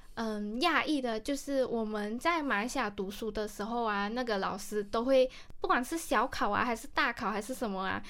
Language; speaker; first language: Chinese; native; Chinese